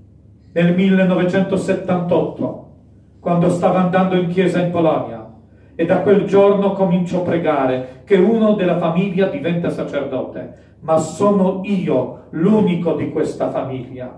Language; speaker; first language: Italian; non-native, fluent; Polish